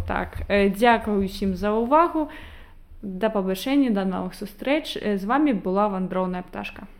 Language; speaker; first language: Belarusian; non-native, local second language; Russian